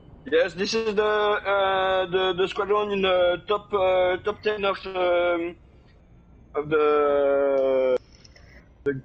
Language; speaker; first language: English; non-native, learner; French